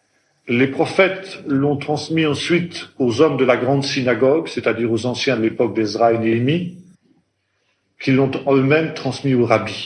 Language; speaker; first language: French; native; French